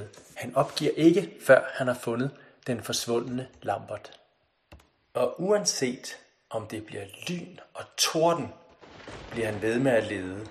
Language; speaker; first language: Danish; native; Danish